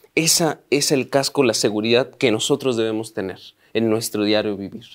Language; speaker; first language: Spanish; native; Spanish